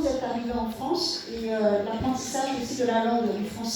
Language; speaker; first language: French; native; French